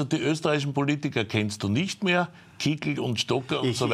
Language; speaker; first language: German; native; German